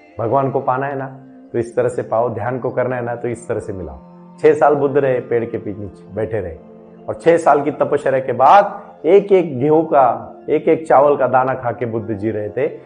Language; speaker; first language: Hindi; non-native, local second language; Marathi